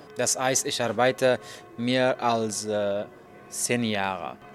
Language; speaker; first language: German; non-native, learner; Persian